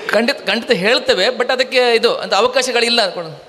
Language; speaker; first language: Kannada; non-native, local second language; Marathi